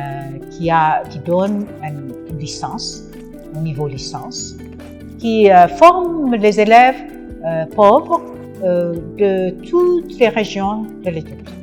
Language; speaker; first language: French; non-native, fluent; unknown